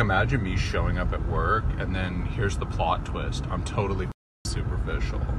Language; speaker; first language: English; native; English